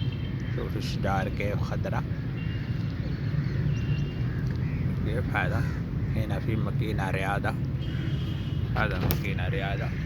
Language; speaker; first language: Arabic; non-native, learner; Urdu